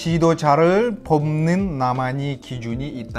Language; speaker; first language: Korean; non-native, learner; Russian